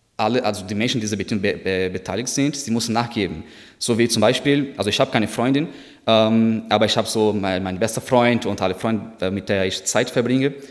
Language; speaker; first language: German; non-native, fluent; Portuguese